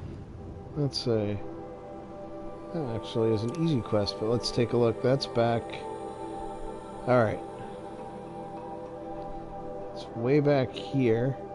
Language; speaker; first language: English; native; English